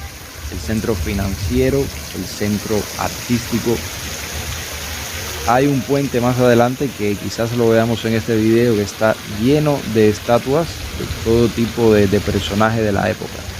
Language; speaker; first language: Spanish; native; Spanish